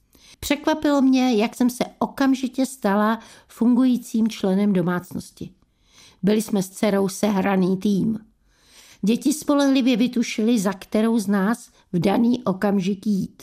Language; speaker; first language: Czech; native; Czech